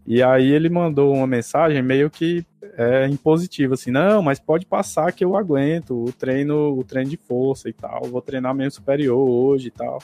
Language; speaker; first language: Portuguese; native; Portuguese